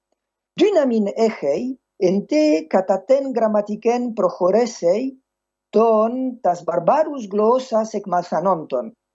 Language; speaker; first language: Greek; non-native, fluent; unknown